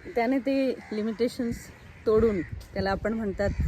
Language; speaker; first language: Marathi; non-native, local second language; Malayalam